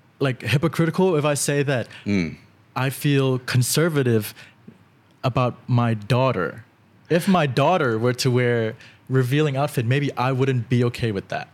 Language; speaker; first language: English; early bilingual, other home language; Thai